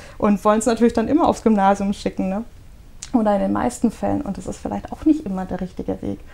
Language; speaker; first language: German; early bilingual, other home language; Russian